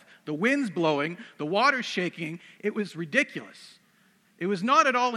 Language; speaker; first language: English; native; English